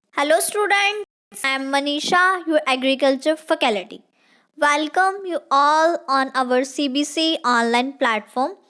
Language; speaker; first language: English; non-native, local second language; Punjabi